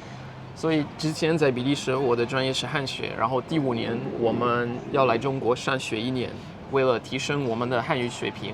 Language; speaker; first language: Chinese; non-native, fluent; Dutch